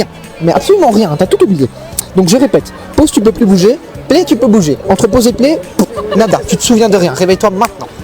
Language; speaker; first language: French; native; French